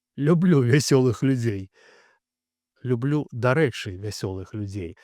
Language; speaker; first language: Belarusian; native; Belarusian